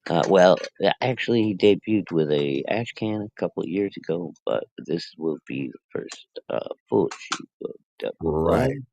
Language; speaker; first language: English; native; English